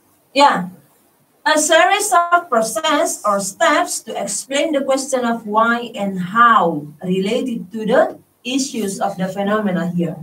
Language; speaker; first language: English; non-native, fluent; Indonesian